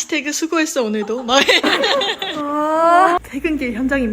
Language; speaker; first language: Korean; native; Korean